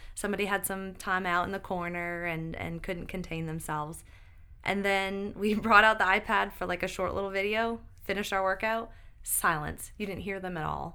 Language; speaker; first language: English; native; English